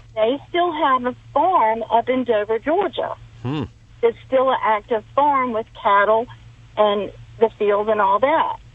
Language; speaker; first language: English; native; English